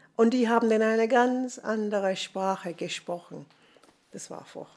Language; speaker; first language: German; non-native, fluent; English